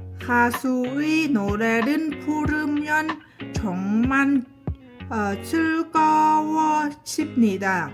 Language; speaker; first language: Korean; non-native, learner; Lao